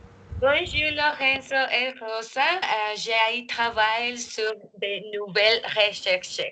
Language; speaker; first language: French; non-native, learner; Spanish